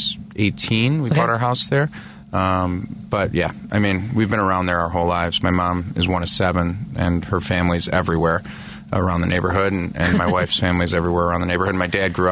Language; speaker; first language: English; native; English